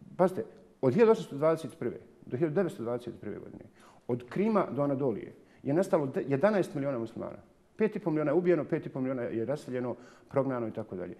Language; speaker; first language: Bosnian; native; Bosnian